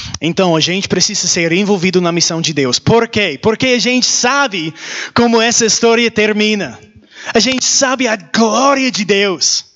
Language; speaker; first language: Portuguese; non-native, learner; English